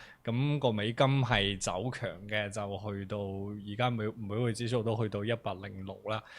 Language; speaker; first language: Cantonese; native; Cantonese